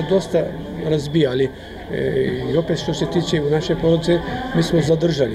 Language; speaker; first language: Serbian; early bilingual, heritage; Croatian